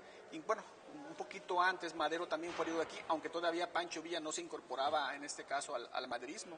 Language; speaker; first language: Spanish; native; Spanish